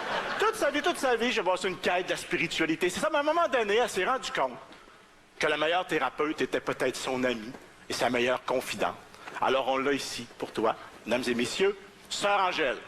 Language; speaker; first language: French; native; French